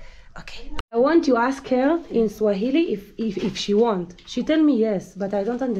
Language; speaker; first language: English; non-native, learner; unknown